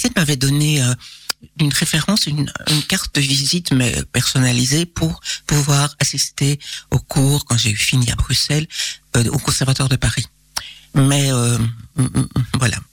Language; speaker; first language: French; native; French